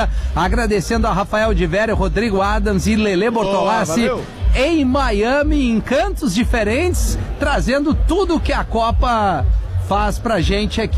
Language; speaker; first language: Portuguese; native; Portuguese